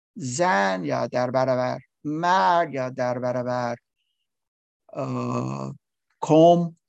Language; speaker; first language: Persian; non-native, learner; English